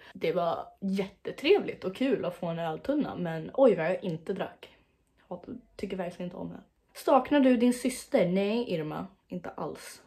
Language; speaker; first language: Swedish; native; Swedish